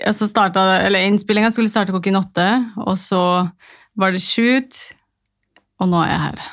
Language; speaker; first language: Norwegian; non-native, local second language; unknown